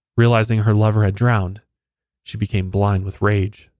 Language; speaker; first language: English; native; English